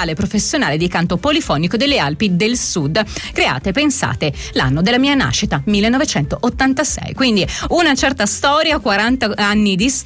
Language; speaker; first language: Italian; native; Italian